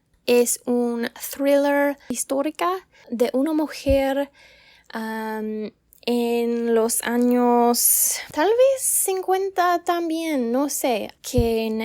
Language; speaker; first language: Spanish; non-native, learner; English